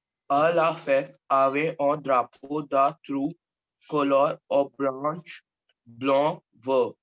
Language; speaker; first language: French; non-native, learner; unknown